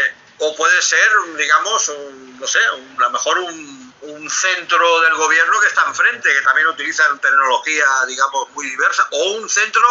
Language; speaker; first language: Spanish; native; Spanish